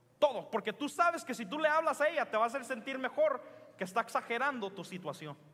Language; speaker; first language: Spanish; early bilingual, heritage; Spanish